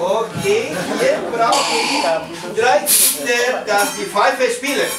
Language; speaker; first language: German; non-native, learner; Spanish